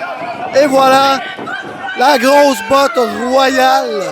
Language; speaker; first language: French; native; French